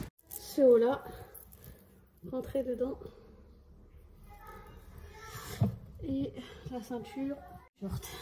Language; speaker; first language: French; native; French